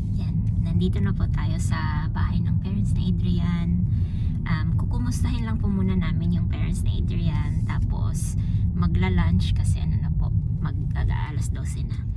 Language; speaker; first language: Filipino; non-native, local second language; Cebuano